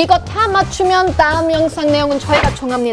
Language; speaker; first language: Korean; non-native, fluent; German